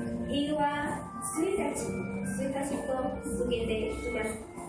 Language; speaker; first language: Japanese; non-native, learner; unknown